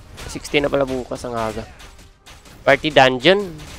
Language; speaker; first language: Filipino; native; Filipino